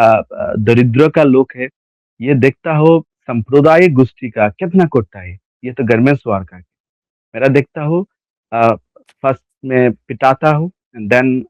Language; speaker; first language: Hindi; non-native, learner; Bangla